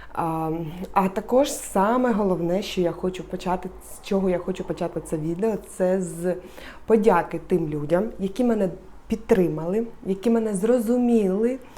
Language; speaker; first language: Ukrainian; native; Ukrainian